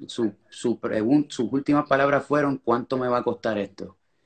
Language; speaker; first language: Spanish; native; Spanish